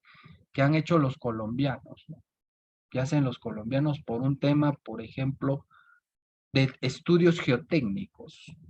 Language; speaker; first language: Spanish; native; Spanish